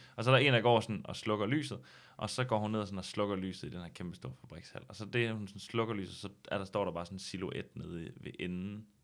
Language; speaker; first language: Danish; native; Danish